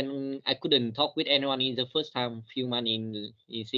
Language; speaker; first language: English; non-native, learner; Vietnamese